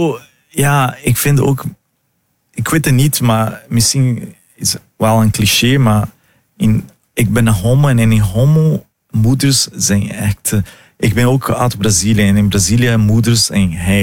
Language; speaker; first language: Dutch; non-native, fluent; Portuguese